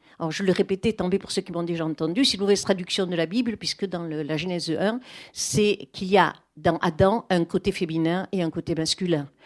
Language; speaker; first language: French; native; French